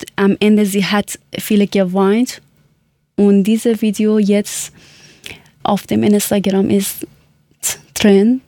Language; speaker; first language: German; non-native, learner; Persian